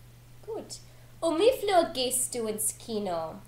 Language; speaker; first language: German; non-native, learner; English